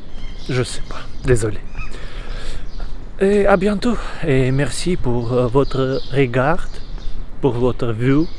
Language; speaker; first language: French; non-native, learner; Russian